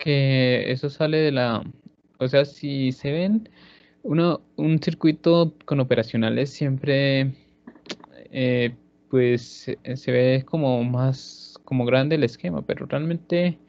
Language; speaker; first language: Spanish; native; Spanish